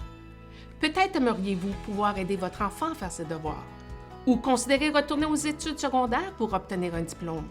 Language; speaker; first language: French; native; French